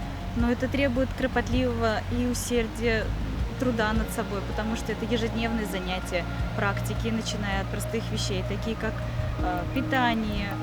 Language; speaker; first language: Russian; native; Russian